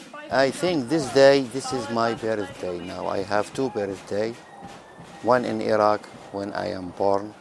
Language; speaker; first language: English; non-native, learner; Arabic